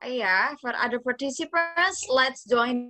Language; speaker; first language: English; non-native, fluent; Indonesian